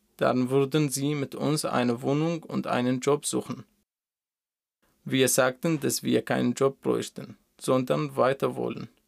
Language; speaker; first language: German; non-native, fluent; Arabic